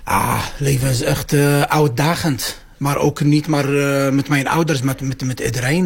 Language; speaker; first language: Dutch; non-native, fluent; Arabic